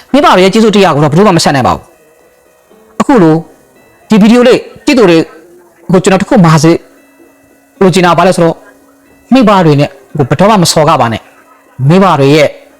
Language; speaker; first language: Burmese; non-native, local second language; Rohingya